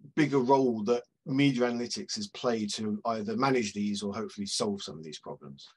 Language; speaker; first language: English; native; English